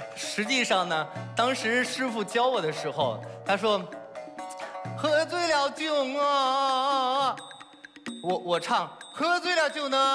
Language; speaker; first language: Chinese; non-native, fluent; Ukrainian